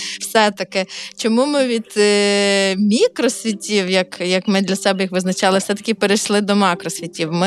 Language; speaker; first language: Ukrainian; native; Ukrainian